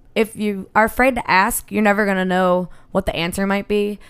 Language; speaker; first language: English; native; English